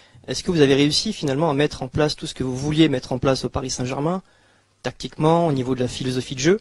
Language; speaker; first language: French; native; French